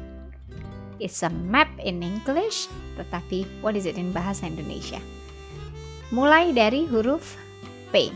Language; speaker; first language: Indonesian; native; Indonesian